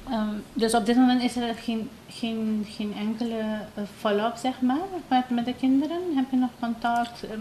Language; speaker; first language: Dutch; non-native, local second language; Papiamento